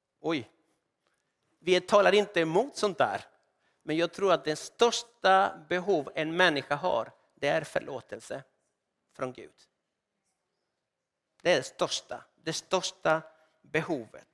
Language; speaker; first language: Swedish; non-native, fluent; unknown